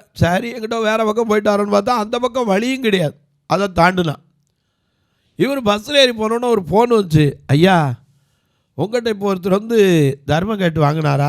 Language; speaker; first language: Tamil; native; Tamil